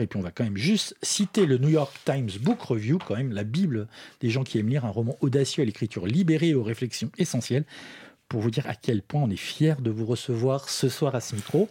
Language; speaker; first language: French; native; French